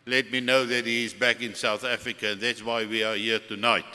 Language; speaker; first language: English; non-native, local second language; Afrikaans